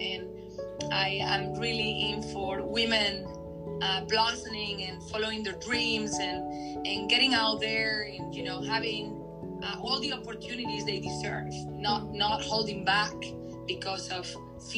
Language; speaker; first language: English; non-native, fluent; Spanish